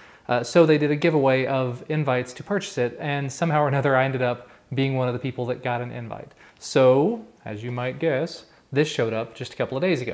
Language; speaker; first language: English; native; English